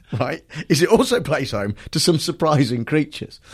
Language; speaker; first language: English; native; English